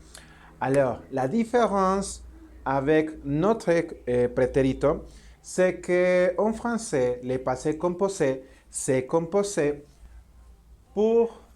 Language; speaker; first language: French; non-native, learner; Spanish